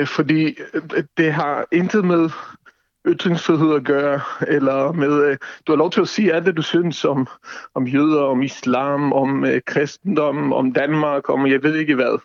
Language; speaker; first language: Danish; non-native, fluent; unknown